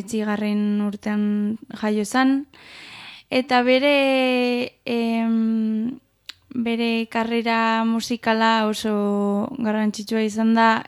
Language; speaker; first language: Basque; non-native, local second language; Spanish